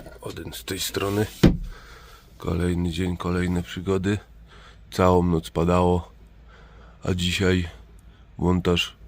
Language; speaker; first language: Polish; native; Polish